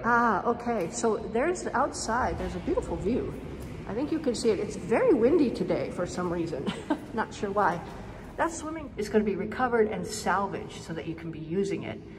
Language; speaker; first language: English; native; English